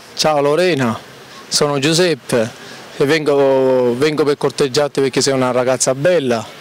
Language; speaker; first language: Italian; native; Italian